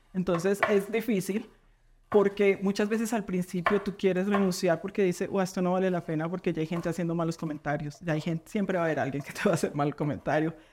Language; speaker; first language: Spanish; native; Spanish